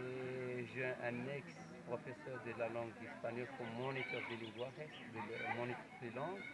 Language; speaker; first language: French; non-native, learner; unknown